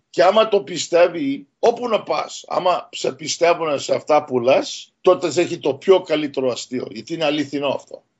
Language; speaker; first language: Greek; early bilingual, heritage; Greek